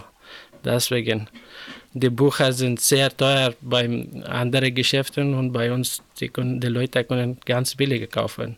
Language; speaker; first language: German; non-native, learner; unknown